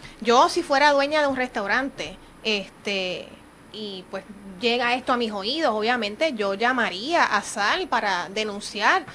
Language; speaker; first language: Spanish; native; Spanish